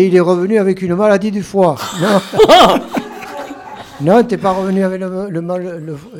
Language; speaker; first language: French; native; French